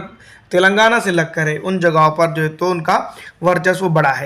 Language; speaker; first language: Hindi; native; Hindi